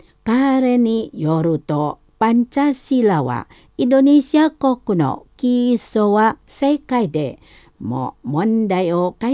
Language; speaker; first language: Japanese; non-native, learner; Indonesian